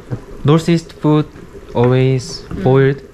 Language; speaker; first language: English; non-native, learner; Korean